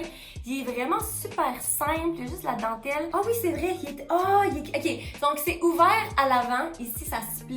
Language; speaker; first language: French; native; French